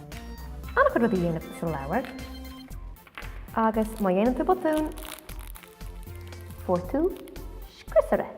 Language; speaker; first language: Irish; non-native, local second language; English